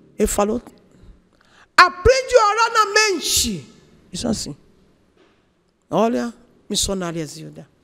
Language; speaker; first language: Portuguese; non-native, learner; Yoruba